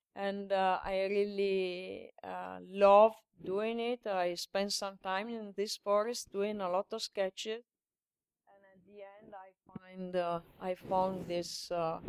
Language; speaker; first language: English; non-native, learner; Italian